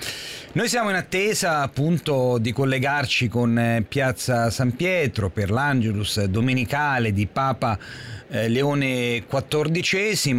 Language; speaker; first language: Italian; native; Italian